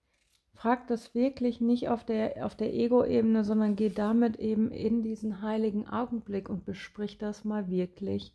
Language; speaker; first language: German; native; German